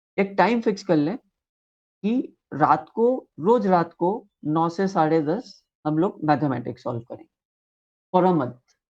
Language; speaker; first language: Hindi; native; Hindi